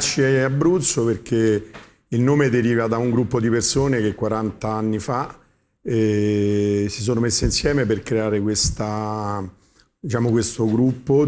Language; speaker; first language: Italian; native; Italian